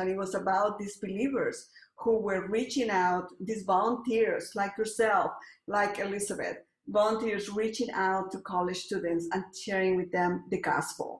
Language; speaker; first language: English; non-native, fluent; Spanish